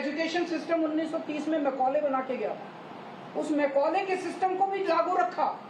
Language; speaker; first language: Hindi; native; Hindi